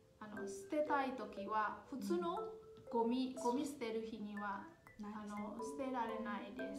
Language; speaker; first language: Japanese; non-native, fluent; Burmese